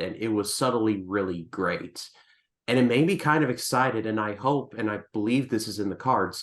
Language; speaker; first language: English; native; English